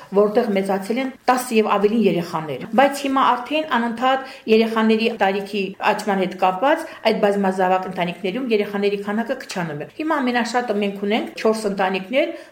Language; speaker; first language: Armenian; native; Armenian